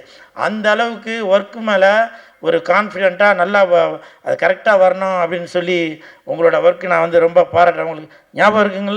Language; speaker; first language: Tamil; native; Tamil